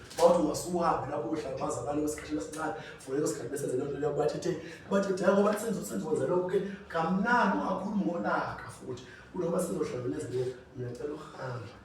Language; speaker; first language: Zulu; native; Zulu